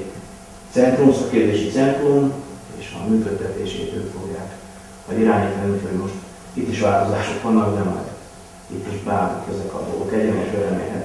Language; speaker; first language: Hungarian; native; Hungarian